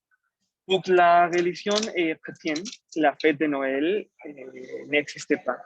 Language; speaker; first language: French; non-native, learner; Spanish